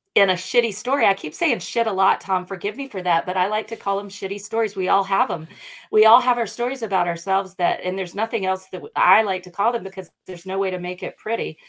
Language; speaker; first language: English; native; English